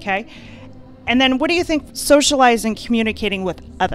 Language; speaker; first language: English; native; English